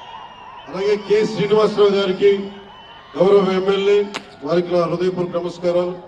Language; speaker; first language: Telugu; native; Telugu